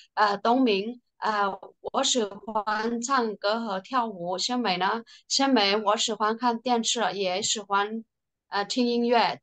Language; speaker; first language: Chinese; non-native, learner; Burmese